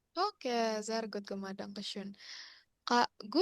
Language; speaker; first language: German; non-native, learner; Indonesian